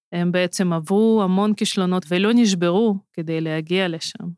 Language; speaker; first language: Hebrew; non-native, fluent; Russian